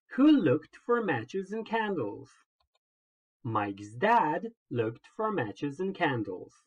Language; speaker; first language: English; non-native, fluent; Croatian